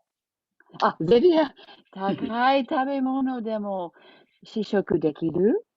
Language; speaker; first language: Japanese; non-native, fluent; English